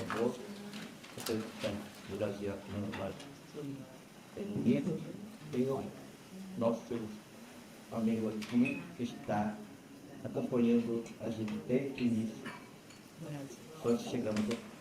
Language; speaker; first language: Portuguese; non-native, local second language; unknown